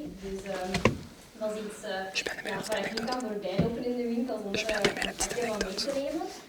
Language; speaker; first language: Dutch; native; Dutch